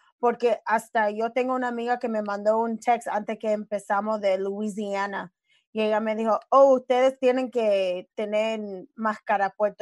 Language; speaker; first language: Spanish; early bilingual, other home language; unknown